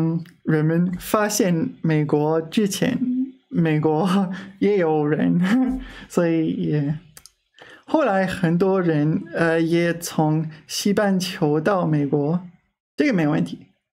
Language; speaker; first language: Chinese; non-native, fluent; English